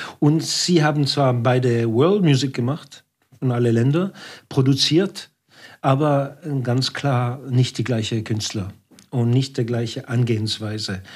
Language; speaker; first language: German; non-native, local second language; French